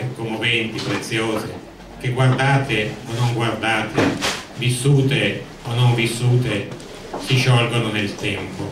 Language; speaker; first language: Italian; native; Italian